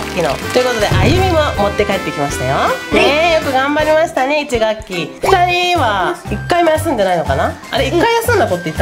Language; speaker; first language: Japanese; native; Japanese